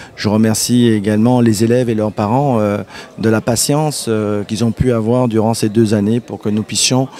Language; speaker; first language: French; early bilingual, heritage; French